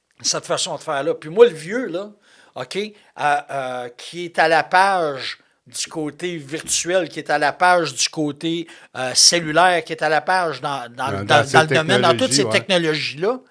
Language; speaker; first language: French; native; French